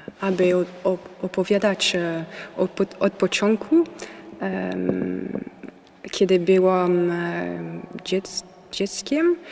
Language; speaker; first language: Polish; non-native, learner; French